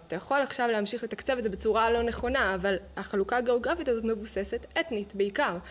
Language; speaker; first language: Hebrew; native; Hebrew